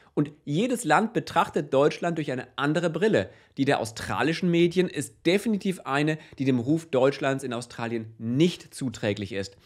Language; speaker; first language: German; native; German